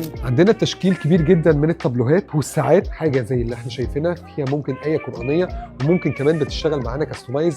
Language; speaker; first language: Arabic; native; Arabic